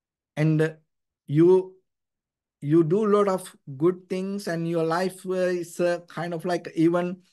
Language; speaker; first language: English; non-native, fluent; Sinhala